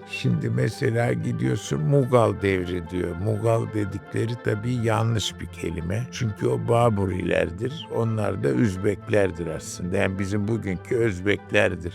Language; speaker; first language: Turkish; native; Turkish